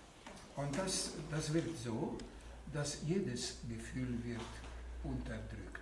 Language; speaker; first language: German; non-native, fluent; Hungarian